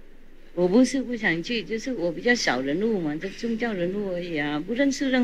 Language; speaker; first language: Chinese; non-native, fluent; Vietnamese